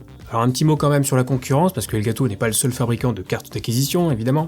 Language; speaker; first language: French; native; French